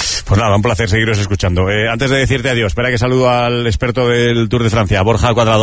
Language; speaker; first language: Spanish; native; Spanish